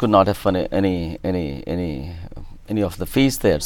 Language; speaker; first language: English; non-native, local second language; Telugu